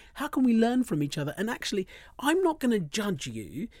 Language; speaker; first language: English; early bilingual, other home language; Hindi